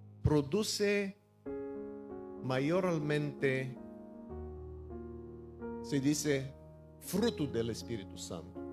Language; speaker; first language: Spanish; non-native, fluent; Bulgarian